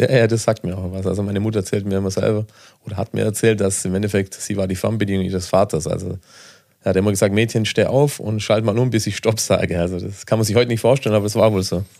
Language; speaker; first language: German; native; German